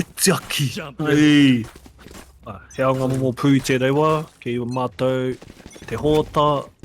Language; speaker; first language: Māori; non-native, local second language; English